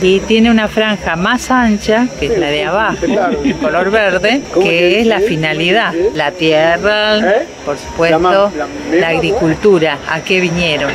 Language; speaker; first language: Spanish; early bilingual, other home language; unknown